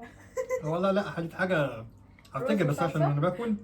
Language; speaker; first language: Arabic; native; Arabic